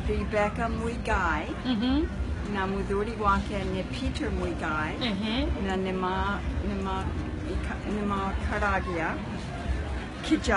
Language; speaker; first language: Kikuyu; non-native, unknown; English